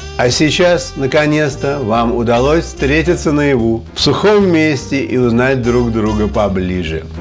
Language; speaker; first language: Russian; native; Russian